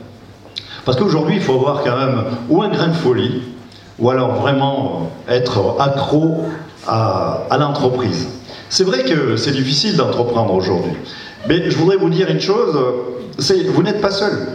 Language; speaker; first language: French; native; French